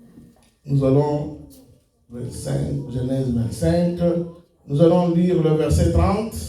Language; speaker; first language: French; non-native, local second language; Lingala